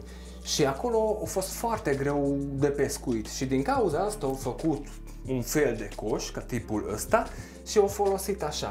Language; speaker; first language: Romanian; non-native, local second language; Hungarian